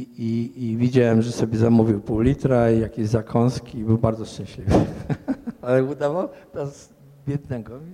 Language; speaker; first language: Polish; native; Polish